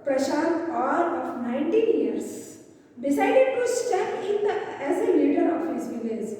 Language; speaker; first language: English; non-native, local second language; Hindi